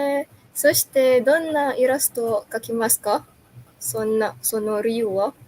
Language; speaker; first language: Japanese; non-native, learner; Malay